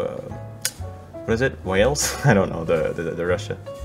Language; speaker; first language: English; non-native, fluent; Indonesian